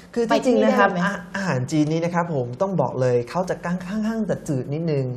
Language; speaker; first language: Thai; non-native, fluent; Chinese